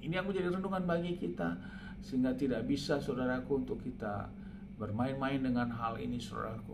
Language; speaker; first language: Indonesian; native; Indonesian